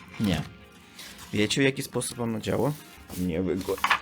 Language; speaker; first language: Polish; non-native, learner; Russian